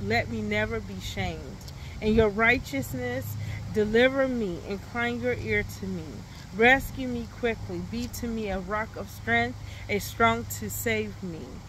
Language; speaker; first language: English; native; English